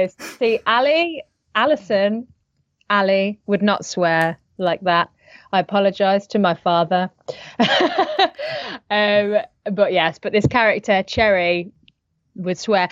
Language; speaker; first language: English; native; English